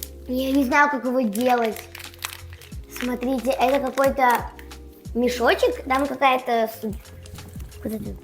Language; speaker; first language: Russian; native; Russian